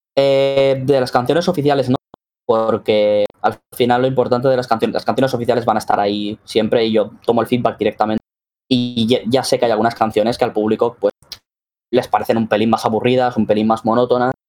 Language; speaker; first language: Spanish; native; Spanish